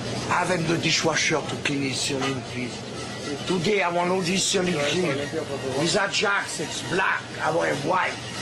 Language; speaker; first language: English; non-native, fluent; French